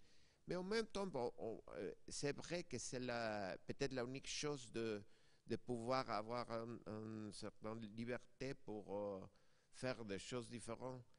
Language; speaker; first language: French; non-native, fluent; Spanish